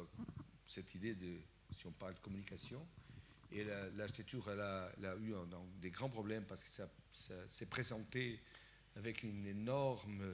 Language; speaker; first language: French; non-native, fluent; Portuguese